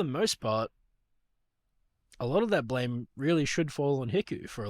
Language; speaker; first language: English; native; English